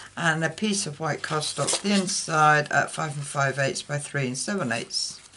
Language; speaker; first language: English; native; English